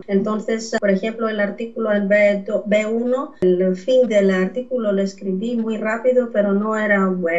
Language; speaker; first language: Spanish; non-native, fluent; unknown